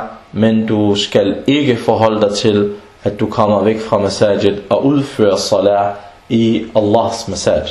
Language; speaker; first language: Danish; non-native, local second language; Arabic